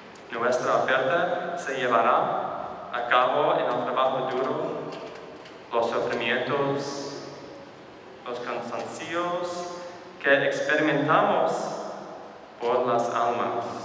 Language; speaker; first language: Spanish; non-native, fluent; English